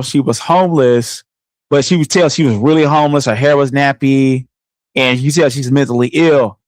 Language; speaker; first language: English; native; English